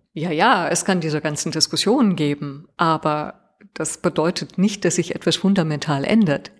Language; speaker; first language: German; early bilingual, other home language; Persian